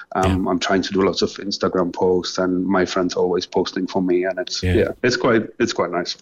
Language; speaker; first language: English; non-native, fluent; Czech